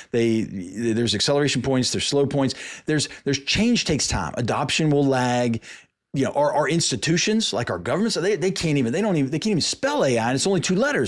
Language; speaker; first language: English; native; English